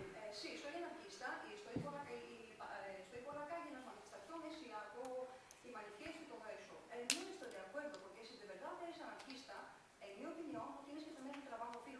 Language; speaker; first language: Spanish; non-native, fluent; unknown